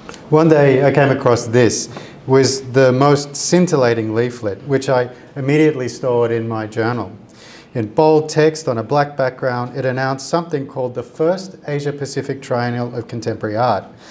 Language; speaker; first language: English; native; English